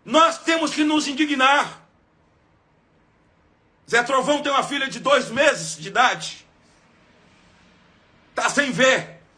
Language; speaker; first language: Portuguese; native; Portuguese